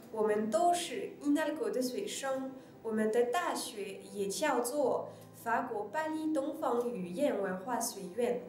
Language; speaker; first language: Chinese; non-native, learner; French